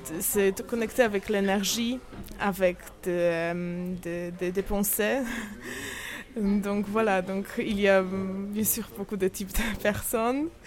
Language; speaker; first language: French; non-native, fluent; Polish